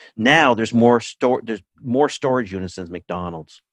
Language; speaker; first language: English; native; English